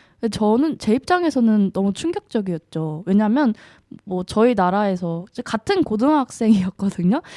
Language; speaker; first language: Korean; native; Korean